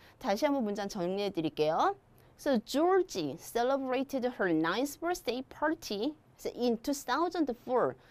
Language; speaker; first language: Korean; native; Korean